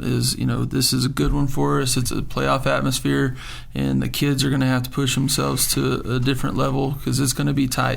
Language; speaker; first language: English; native; English